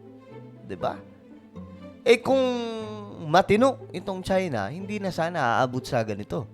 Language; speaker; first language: Filipino; native; Filipino